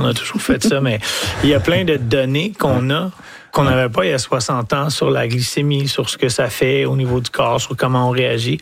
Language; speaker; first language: French; native; French